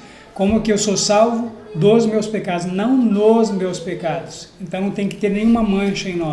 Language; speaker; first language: Portuguese; native; Portuguese